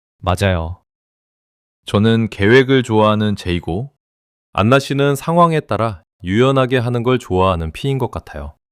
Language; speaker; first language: Korean; non-native, fluent; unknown